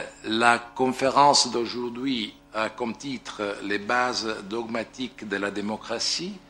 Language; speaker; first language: French; non-native, fluent; Italian